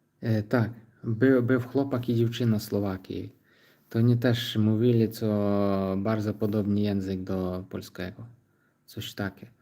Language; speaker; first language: Polish; non-native, learner; Ukrainian